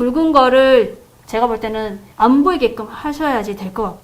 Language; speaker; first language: Korean; native; Korean